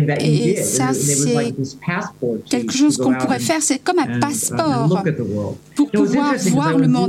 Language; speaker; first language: French; non-native, learner; English